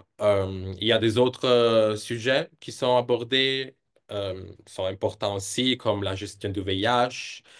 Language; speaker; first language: French; non-native, fluent; Italian